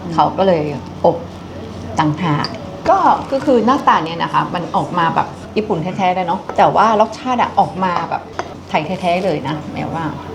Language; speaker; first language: Thai; non-native, fluent; Japanese